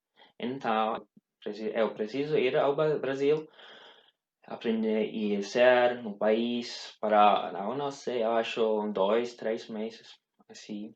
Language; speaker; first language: Portuguese; non-native, learner; Swedish